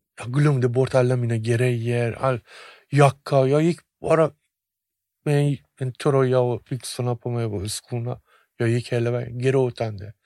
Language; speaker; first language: Swedish; non-native, fluent; Persian